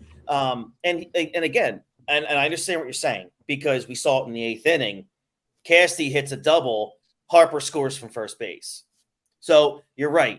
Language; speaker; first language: English; native; English